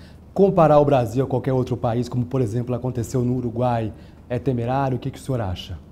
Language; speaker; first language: Portuguese; native; Portuguese